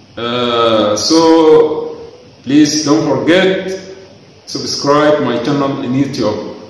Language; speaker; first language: English; non-native, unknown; Arabic